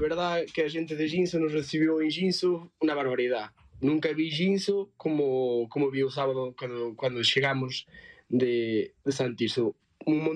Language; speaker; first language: Spanish; non-native, learner; Portuguese